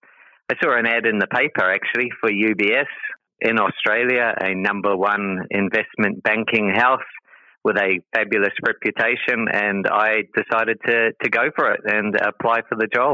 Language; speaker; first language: English; native; English